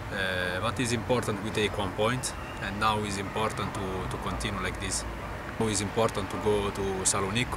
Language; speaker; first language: English; non-native, learner; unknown